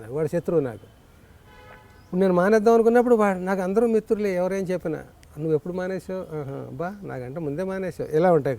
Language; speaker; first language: Telugu; native; Telugu